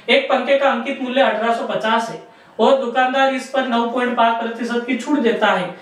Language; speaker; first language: Hindi; non-native, local second language; Marathi